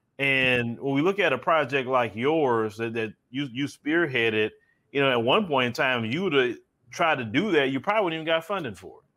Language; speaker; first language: English; native; English